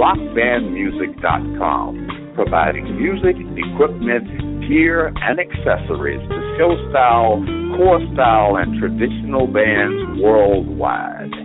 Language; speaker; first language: English; native; English